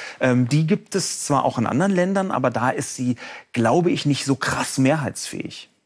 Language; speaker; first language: German; native; German